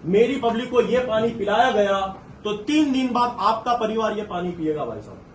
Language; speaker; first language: Hindi; non-native, local second language; Gujarati